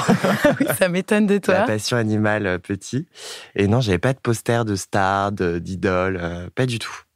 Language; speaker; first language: French; native; French